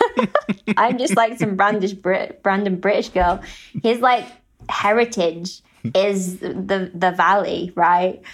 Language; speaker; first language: English; native; English